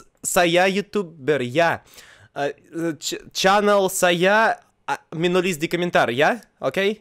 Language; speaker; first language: Indonesian; non-native, learner; Russian